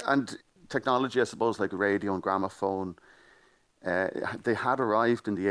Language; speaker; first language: English; native; English